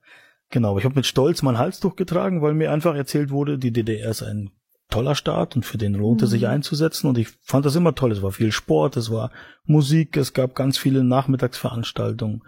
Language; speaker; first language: German; native; German